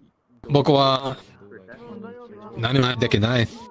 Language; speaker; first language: Japanese; non-native, learner; Spanish